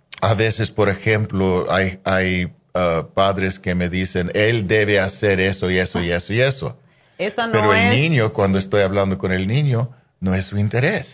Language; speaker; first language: Spanish; non-native, fluent; English